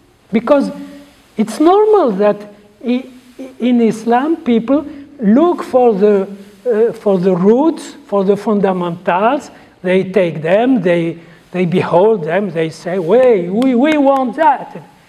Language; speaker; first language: English; non-native, fluent; Arabic